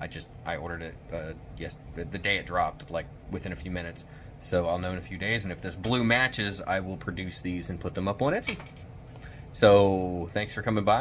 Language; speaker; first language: English; native; English